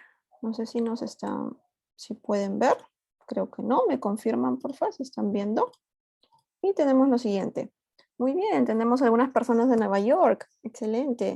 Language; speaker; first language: Spanish; native; Spanish